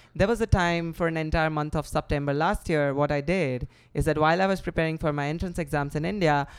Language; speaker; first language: English; non-native, local second language; Gujarati